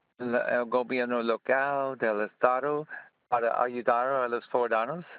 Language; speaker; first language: Spanish; non-native, learner; English